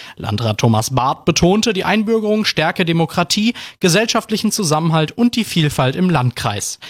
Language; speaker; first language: German; native; German